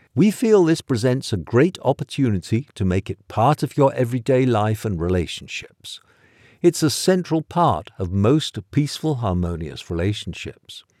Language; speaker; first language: English; native; English